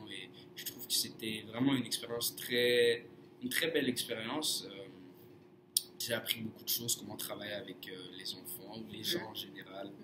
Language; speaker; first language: French; non-native, fluent; English